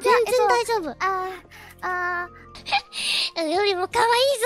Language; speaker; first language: Japanese; native; Japanese